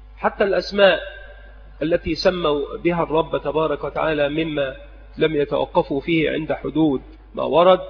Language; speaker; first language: Arabic; native; Arabic